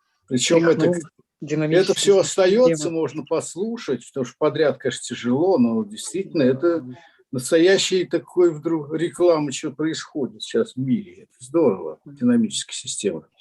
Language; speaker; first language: Russian; native; Russian